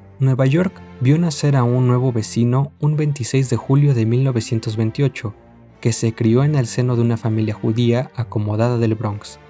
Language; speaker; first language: Spanish; native; Spanish